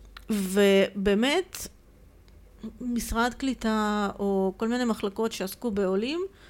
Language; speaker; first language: Hebrew; non-native, fluent; Russian